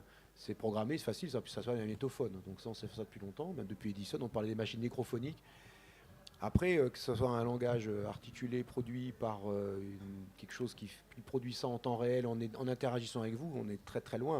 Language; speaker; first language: French; native; French